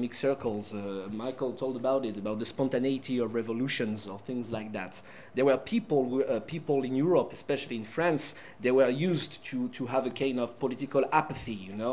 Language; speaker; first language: English; non-native, fluent; French